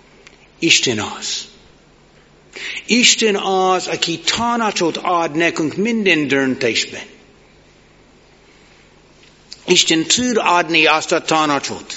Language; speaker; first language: Hungarian; non-native, learner; English